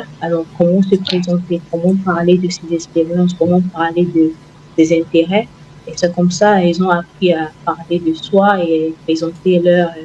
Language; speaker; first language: French; non-native, fluent; Igbo